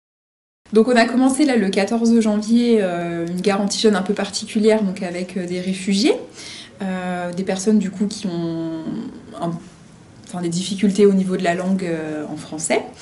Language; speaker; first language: French; native; French